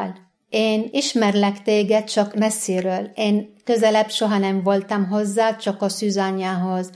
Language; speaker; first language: Hungarian; non-native, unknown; Arabic